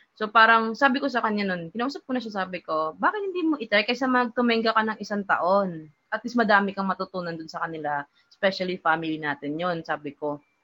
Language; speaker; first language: Filipino; non-native, local second language; Hiligaynon